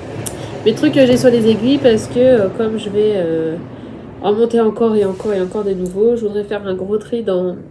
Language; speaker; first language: French; native; French